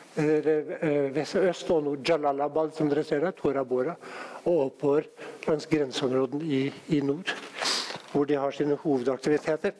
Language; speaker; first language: Norwegian; native; Norwegian